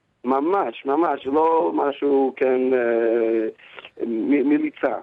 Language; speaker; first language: Hebrew; non-native, fluent; English